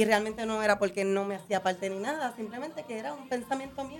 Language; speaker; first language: Spanish; native; Spanish